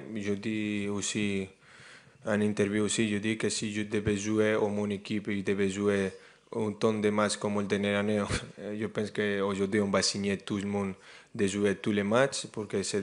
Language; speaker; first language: French; non-native, fluent; Spanish